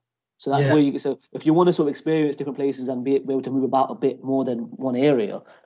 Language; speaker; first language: English; native; English